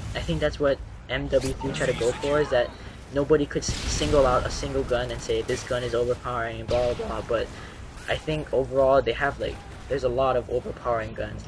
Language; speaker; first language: English; native; English